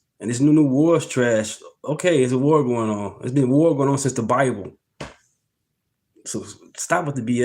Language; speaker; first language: English; native; English